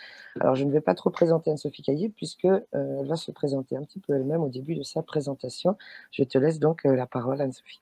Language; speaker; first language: French; native; French